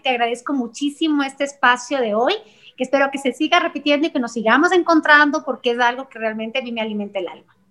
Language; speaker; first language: Spanish; native; Spanish